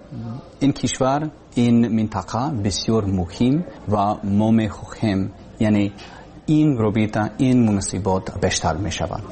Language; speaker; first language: Persian; non-native, learner; English